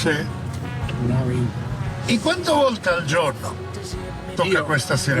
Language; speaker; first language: Italian; non-native, fluent; Croatian